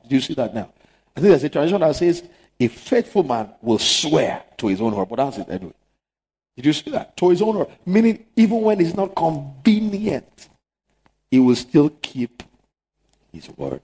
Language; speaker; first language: English; non-native, local second language; Yoruba